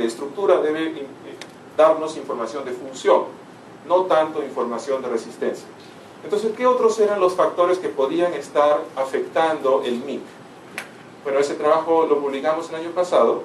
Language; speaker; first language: Spanish; native; Spanish